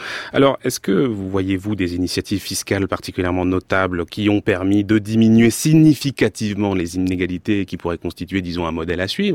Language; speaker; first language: French; native; French